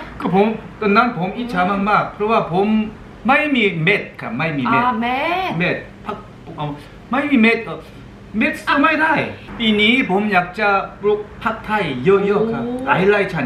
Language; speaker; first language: Thai; non-native, learner; Korean